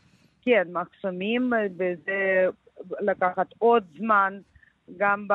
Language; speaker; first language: Hebrew; non-native, learner; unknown